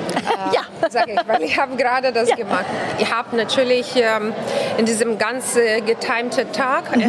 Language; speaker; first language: German; non-native, fluent; Ukrainian